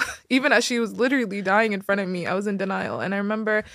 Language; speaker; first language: English; early bilingual, other home language; Tigrinya